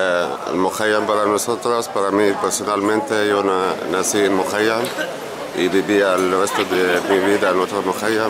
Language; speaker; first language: Spanish; non-native, learner; Arabic